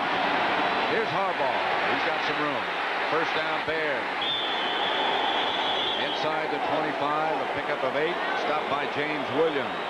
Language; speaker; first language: English; native; English